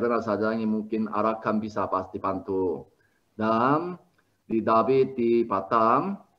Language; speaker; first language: Indonesian; non-native, learner; Korean